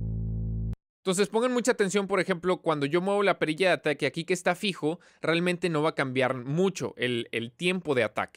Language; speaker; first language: Spanish; native; Spanish